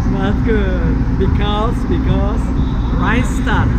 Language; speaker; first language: English; non-native, learner; Turkish